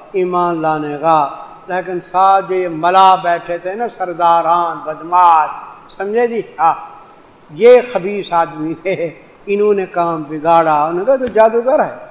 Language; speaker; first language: Urdu; non-native, local second language; Saraiki